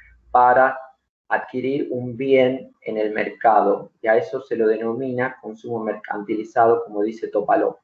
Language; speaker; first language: Spanish; native; Spanish